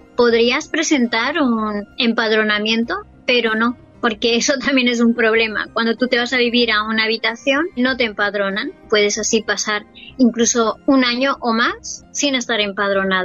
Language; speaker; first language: Spanish; native; Spanish